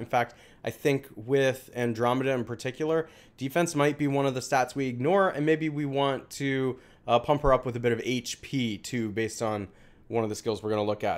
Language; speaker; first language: English; native; English